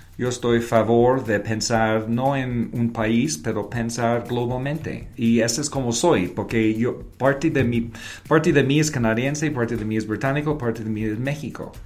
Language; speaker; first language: Spanish; non-native, fluent; English